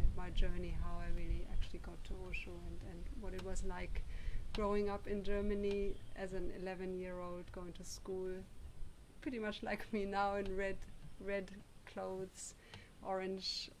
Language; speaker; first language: English; non-native, fluent; German